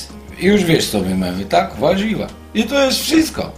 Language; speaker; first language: Polish; non-native, fluent; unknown